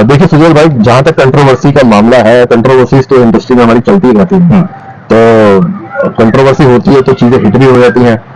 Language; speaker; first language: Hindi; non-native, local second language; Sindhi